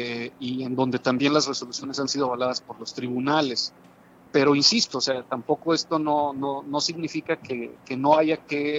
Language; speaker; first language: Spanish; native; Spanish